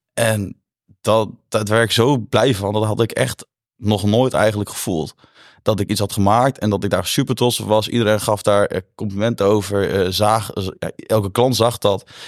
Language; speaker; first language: Dutch; native; Dutch